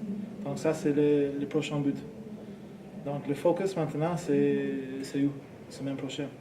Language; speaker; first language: French; non-native, learner; English